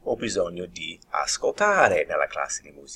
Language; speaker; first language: Italian; non-native, fluent; English